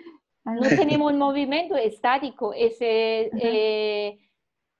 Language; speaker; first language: Spanish; non-native, fluent; German